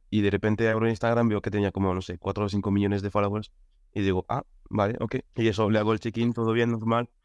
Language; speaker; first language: Spanish; non-native, fluent; French